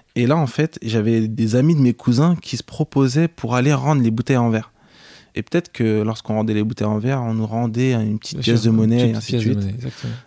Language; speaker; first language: French; native; French